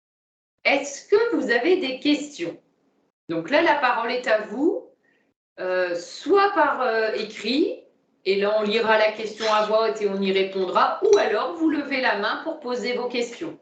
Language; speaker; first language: French; native; French